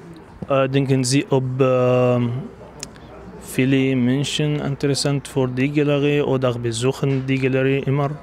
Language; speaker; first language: German; non-native, learner; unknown